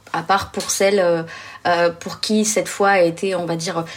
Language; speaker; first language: French; early bilingual, other home language; Arabic